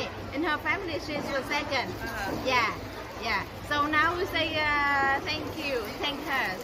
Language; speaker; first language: English; non-native, learner; Vietnamese